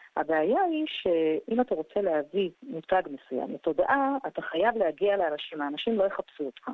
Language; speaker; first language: Hebrew; early bilingual, other home language; English